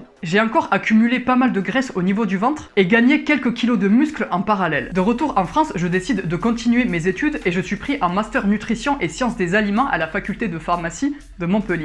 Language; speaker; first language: French; native; French